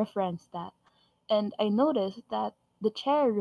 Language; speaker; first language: English; non-native, local second language; Filipino